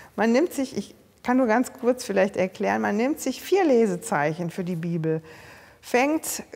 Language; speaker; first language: German; native; German